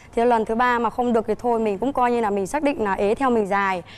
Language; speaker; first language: Vietnamese; native; Vietnamese